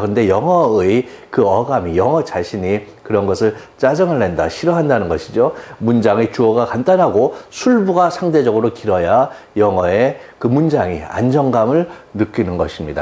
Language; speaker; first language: Korean; native; Korean